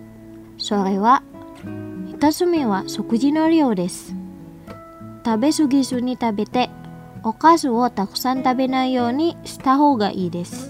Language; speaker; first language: Japanese; non-native, fluent; Indonesian